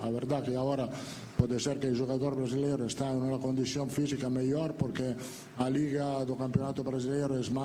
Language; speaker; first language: Portuguese; non-native, fluent; Italian